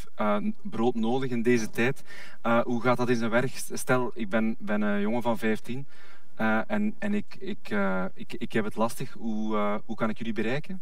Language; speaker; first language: Dutch; native; Dutch